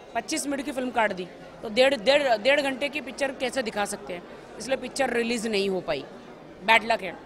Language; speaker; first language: Hindi; native; Hindi